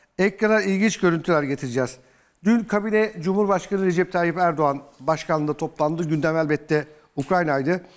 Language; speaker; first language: Turkish; native; Turkish